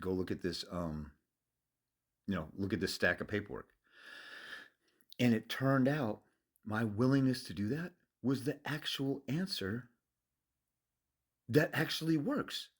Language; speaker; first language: English; native; English